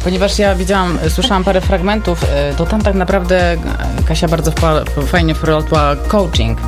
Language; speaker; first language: Polish; native; Polish